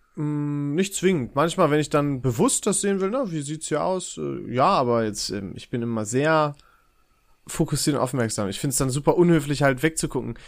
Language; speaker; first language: German; native; German